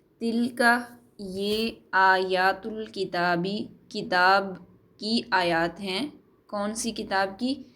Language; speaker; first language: Urdu; native; Urdu